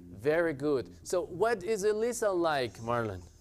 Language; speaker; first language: English; non-native, fluent; Spanish